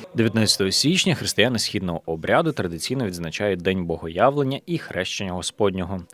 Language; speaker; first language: Ukrainian; native; Ukrainian